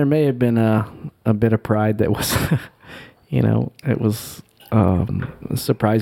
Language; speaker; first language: English; native; English